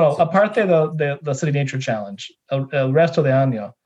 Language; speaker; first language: Spanish; non-native, fluent; English